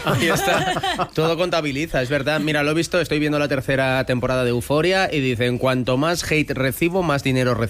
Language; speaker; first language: Spanish; native; Spanish